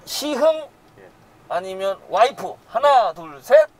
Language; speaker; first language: Korean; native; Korean